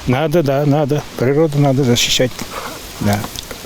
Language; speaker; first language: Russian; non-native, local second language; Bashkir